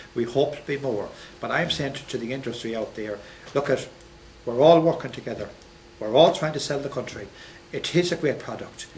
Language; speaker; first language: English; native; English